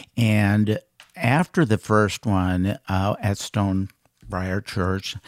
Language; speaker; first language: English; native; English